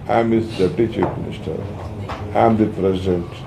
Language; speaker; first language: English; non-native, local second language; Kannada